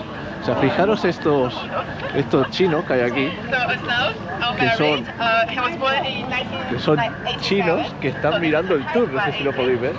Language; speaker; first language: Spanish; native; Spanish